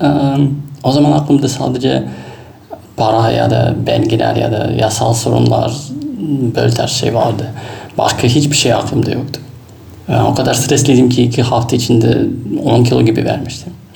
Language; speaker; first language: Turkish; non-native, fluent; Russian